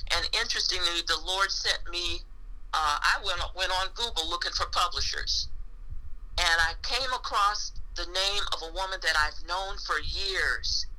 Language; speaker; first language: English; native; English